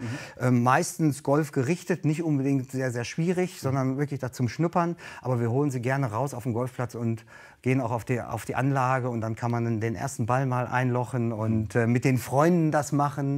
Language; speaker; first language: German; native; German